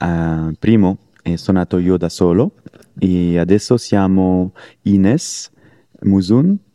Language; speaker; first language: Italian; non-native, learner; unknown